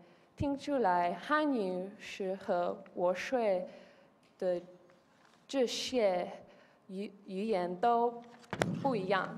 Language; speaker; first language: Chinese; non-native, learner; Polish